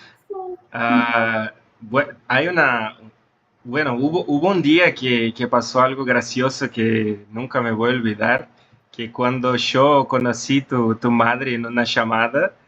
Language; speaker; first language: Spanish; non-native, fluent; Portuguese